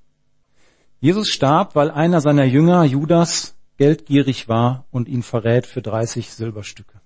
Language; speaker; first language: German; native; German